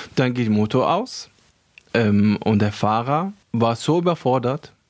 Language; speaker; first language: German; non-native, fluent; Arabic